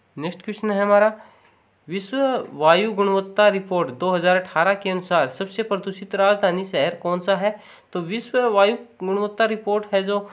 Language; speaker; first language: Hindi; native; Hindi